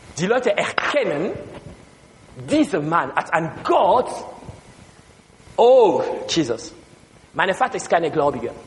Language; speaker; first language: German; non-native, learner; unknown